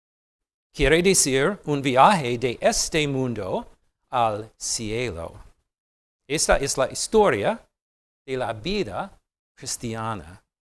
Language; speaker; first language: Spanish; non-native, fluent; English